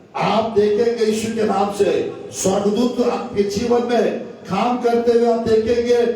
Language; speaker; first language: Hindi; non-native, local second language; Telugu